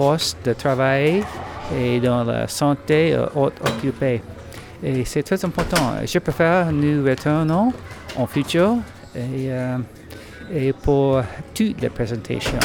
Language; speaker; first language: French; non-native, learner; English